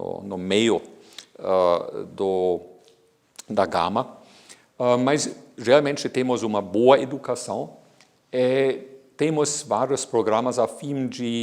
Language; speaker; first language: Portuguese; non-native, fluent; German